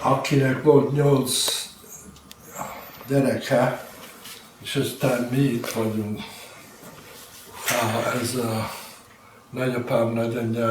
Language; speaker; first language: Hungarian; early bilingual, heritage; Hungarian